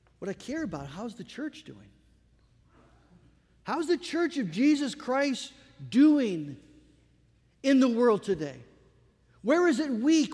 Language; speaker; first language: English; native; English